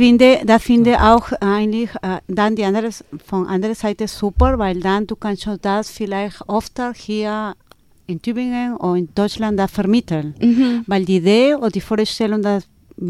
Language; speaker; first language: German; non-native, fluent; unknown